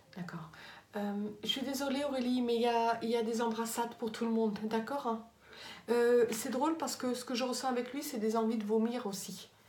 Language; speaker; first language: French; native; French